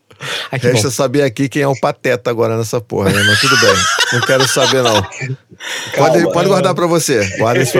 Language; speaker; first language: Portuguese; native; Portuguese